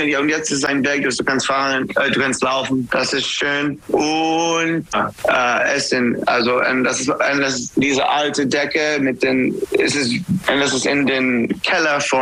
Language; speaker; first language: German; non-native, fluent; English